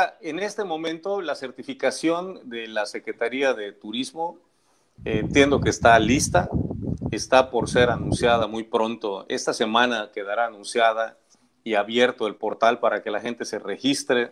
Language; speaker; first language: Spanish; native; Spanish